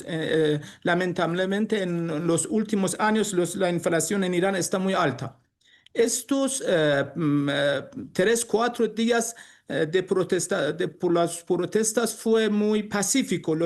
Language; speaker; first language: Spanish; non-native, learner; Persian